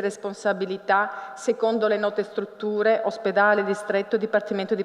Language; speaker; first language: Italian; native; Italian